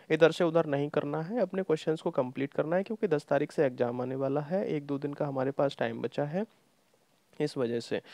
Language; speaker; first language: Hindi; native; Hindi